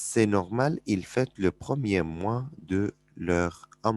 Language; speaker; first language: French; non-native, fluent; Arabic